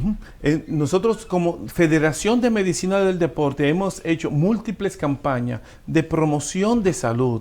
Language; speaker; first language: Spanish; native; Spanish